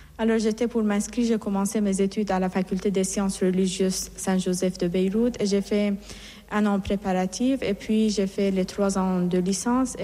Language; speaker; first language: French; non-native, fluent; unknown